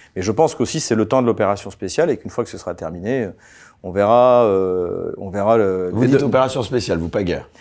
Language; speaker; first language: French; native; French